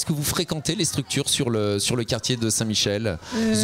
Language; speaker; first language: French; native; French